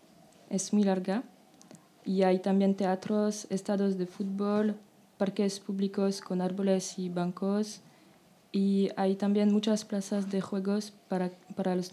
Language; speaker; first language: Spanish; non-native, learner; French